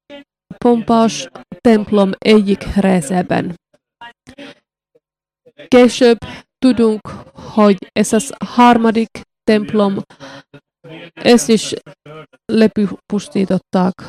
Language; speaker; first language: Hungarian; non-native, learner; Finnish